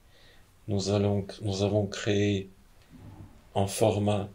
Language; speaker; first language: French; non-native, fluent; Ukrainian